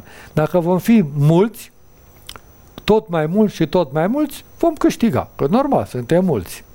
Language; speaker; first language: Romanian; native; Romanian